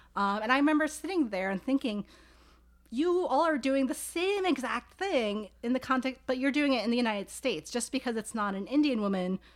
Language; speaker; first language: English; native; English